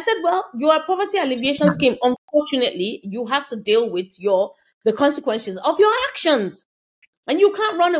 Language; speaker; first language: English; non-native, local second language; Yoruba